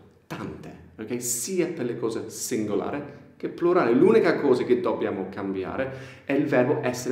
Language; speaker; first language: Italian; non-native, fluent; English